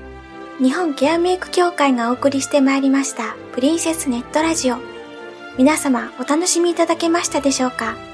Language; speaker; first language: Japanese; native; Japanese